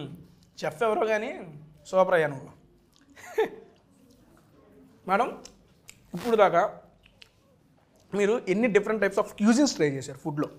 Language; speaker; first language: Telugu; native; Telugu